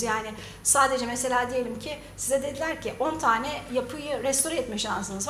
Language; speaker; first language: Turkish; native; Turkish